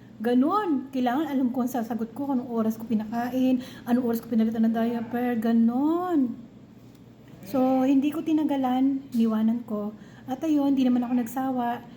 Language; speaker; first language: Filipino; non-native, local second language; Cebuano